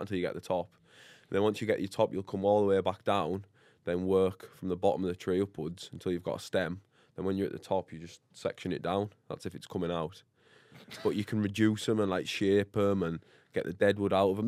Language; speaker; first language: English; native; English